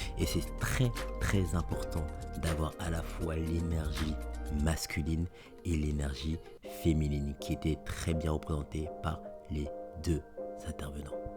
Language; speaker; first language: French; native; French